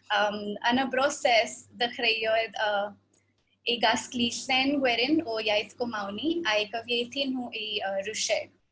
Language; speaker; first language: Welsh; non-native, fluent; Hindi